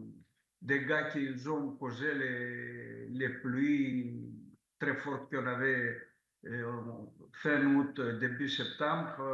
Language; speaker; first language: French; non-native, fluent; Greek